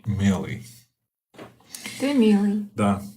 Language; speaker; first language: Russian; non-native, learner; Turkish